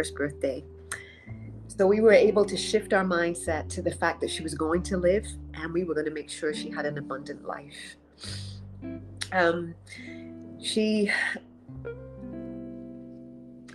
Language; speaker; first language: English; native; English